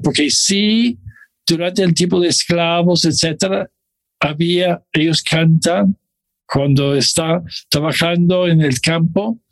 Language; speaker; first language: Spanish; non-native, fluent; English